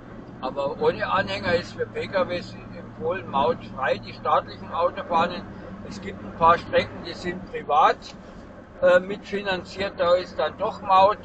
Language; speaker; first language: German; native; German